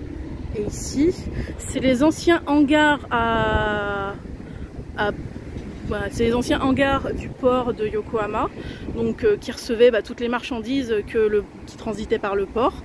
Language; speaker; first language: French; native; French